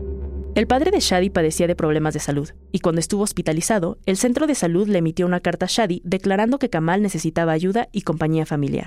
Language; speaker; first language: Spanish; native; Spanish